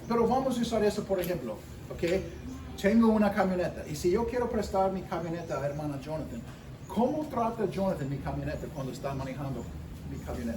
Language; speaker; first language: Spanish; non-native, fluent; English